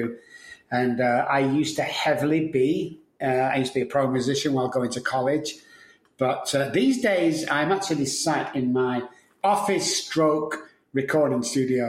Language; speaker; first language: English; native; English